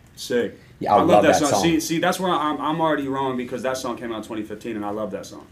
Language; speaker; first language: English; native; English